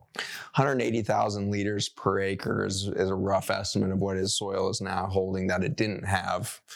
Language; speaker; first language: English; native; English